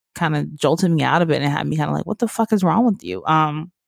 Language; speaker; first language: English; native; English